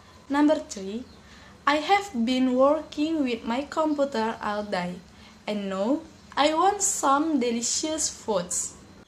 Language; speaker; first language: English; non-native, learner; Indonesian